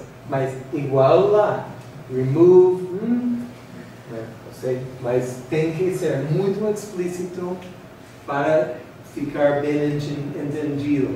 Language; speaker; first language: Portuguese; non-native, fluent; English